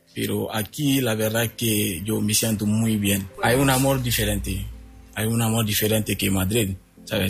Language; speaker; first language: Spanish; non-native, local second language; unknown